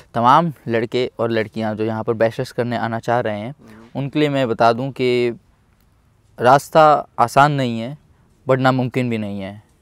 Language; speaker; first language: Urdu; non-native, local second language; Punjabi